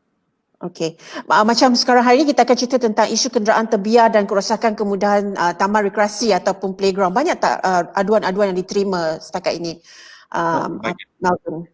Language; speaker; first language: Malay; native; Malay